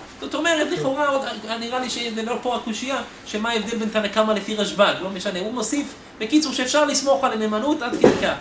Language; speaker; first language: Hebrew; native; Hebrew